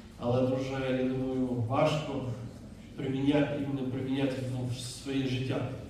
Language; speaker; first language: Ukrainian; non-native, fluent; Dutch